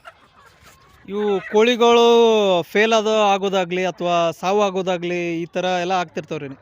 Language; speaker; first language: Kannada; native; Kannada